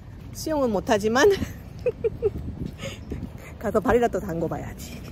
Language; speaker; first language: Korean; native; Korean